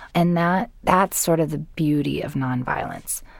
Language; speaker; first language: English; native; English